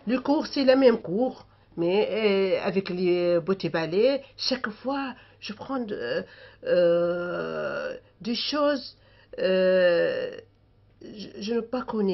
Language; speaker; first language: French; non-native, learner; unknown